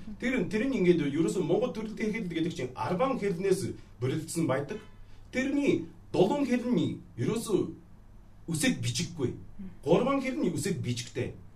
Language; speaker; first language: Mongolian; non-native, fluent; Japanese